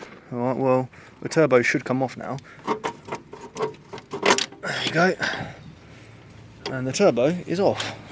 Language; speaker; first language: English; native; English